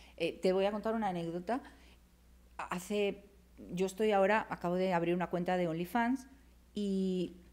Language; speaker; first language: Spanish; native; Spanish